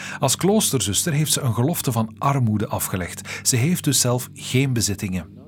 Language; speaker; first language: Dutch; native; Dutch